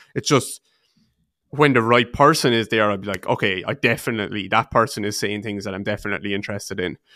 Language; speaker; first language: English; native; English